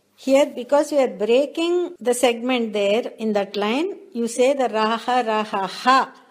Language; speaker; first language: English; non-native, local second language; Telugu